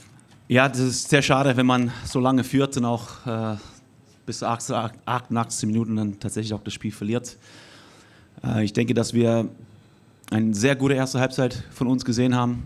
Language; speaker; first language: German; native; German